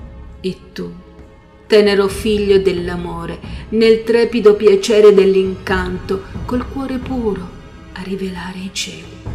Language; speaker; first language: Italian; native; Italian